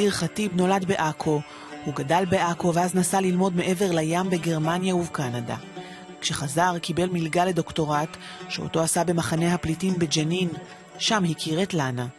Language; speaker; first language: Hebrew; native; Hebrew